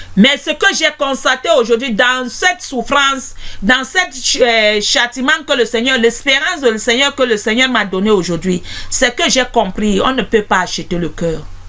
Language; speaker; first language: French; non-native, local second language; Basaa